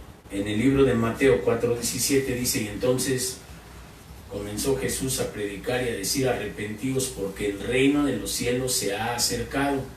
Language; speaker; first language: Spanish; native; Spanish